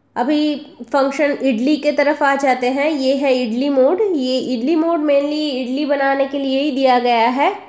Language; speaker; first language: Hindi; non-native, local second language; Bangla